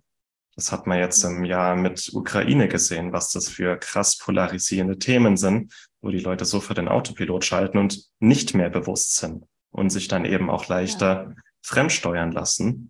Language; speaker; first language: German; native; German